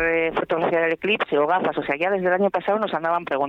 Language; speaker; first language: Spanish; native; Spanish